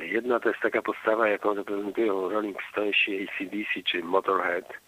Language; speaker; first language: Polish; native; Polish